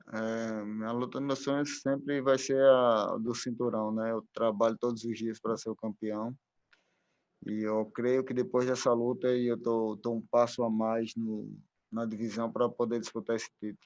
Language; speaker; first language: Portuguese; native; Portuguese